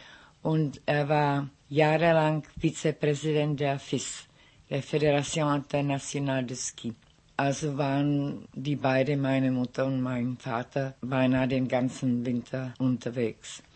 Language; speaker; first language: German; non-native, local second language; Czech